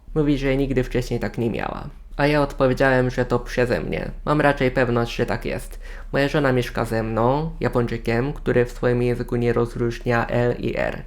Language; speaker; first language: Polish; non-native, fluent; Japanese